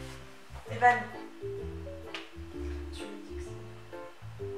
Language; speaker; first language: French; native; French